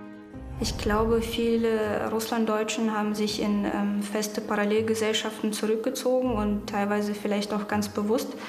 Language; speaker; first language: German; native; German